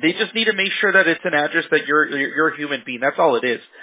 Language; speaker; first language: English; early bilingual, other home language; Spanish